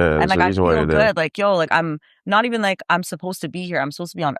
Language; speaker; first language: English; native; English